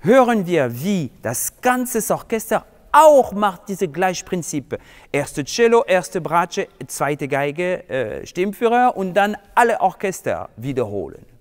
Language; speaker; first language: German; non-native, fluent; French